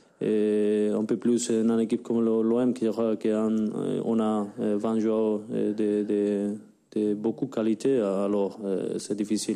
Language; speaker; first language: French; non-native, learner; Spanish